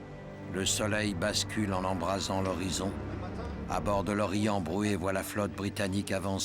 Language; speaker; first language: French; native; French